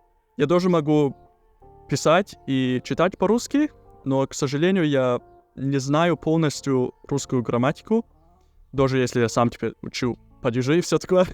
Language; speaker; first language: Russian; early bilingual, heritage; German